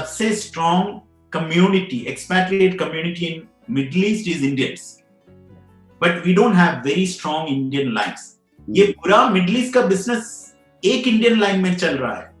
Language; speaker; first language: Hindi; non-native, local second language; Malayalam